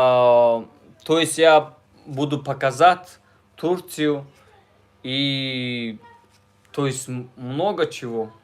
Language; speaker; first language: Russian; non-native, learner; Tajik